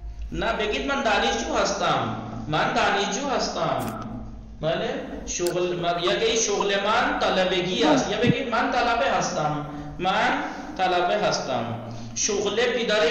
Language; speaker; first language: Persian; non-native, fluent; Urdu